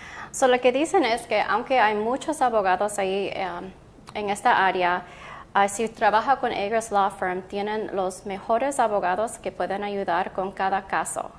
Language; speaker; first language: Spanish; early bilingual, heritage; Spanish